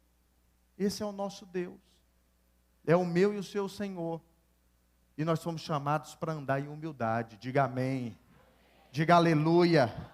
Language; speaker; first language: Portuguese; native; Portuguese